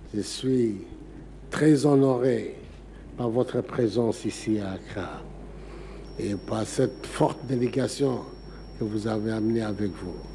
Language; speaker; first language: French; non-native, fluent; Akan